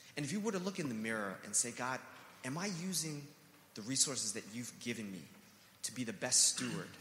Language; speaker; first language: English; native; English